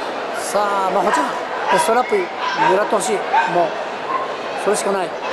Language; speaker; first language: Japanese; native; Japanese